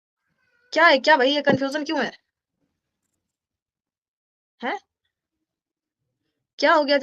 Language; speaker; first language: Hindi; native; Hindi